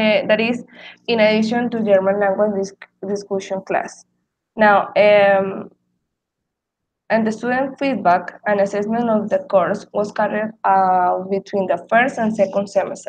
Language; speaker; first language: English; non-native, learner; Spanish